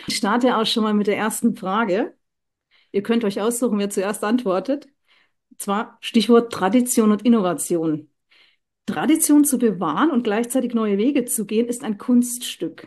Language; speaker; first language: German; native; German